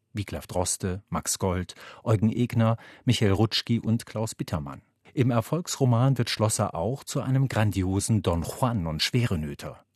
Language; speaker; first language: German; native; German